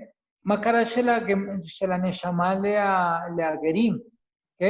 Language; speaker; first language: Hebrew; non-native, learner; Spanish